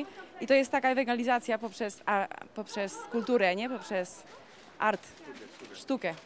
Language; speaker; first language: Polish; early bilingual, heritage; Polish